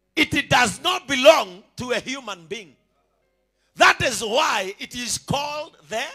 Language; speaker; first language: English; non-native, local second language; Swahili